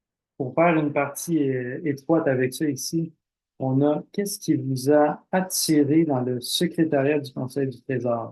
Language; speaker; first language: French; native; French